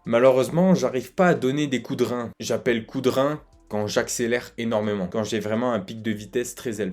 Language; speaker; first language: French; native; French